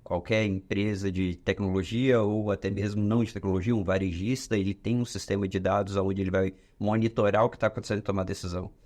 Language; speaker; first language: Portuguese; native; Portuguese